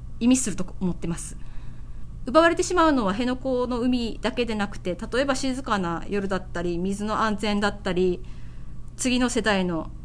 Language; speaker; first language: Japanese; native; Japanese